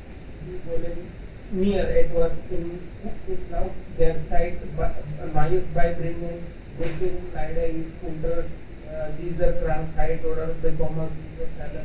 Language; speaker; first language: German; non-native, learner; Hindi